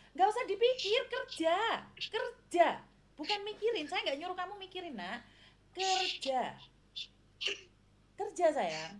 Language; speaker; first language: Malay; non-native, local second language; Javanese